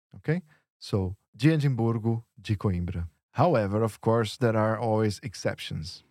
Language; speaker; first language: English; non-native, fluent; Portuguese